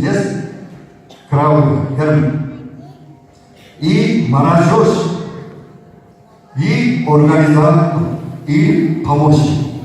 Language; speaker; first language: Russian; non-native, learner; Japanese